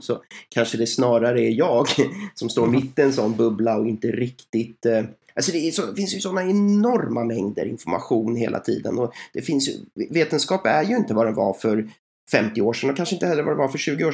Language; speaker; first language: Swedish; native; Swedish